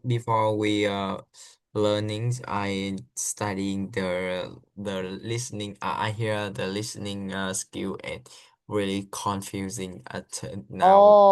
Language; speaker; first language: English; non-native, learner; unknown